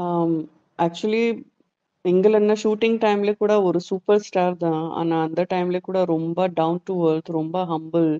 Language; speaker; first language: Tamil; non-native, fluent; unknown